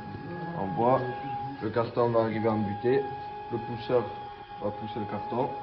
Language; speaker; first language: French; native; French